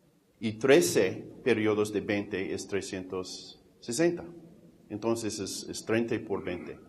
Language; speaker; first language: Spanish; non-native, fluent; English